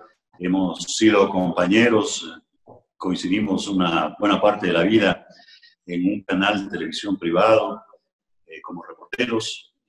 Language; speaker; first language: Spanish; native; Spanish